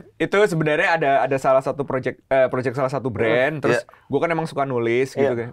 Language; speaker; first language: Indonesian; native; Indonesian